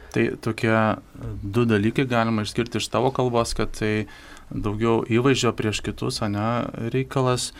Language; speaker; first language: Lithuanian; native; Lithuanian